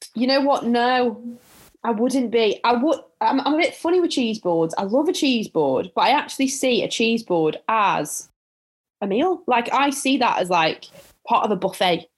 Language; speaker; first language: English; native; English